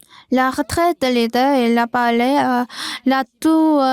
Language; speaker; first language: French; non-native, learner; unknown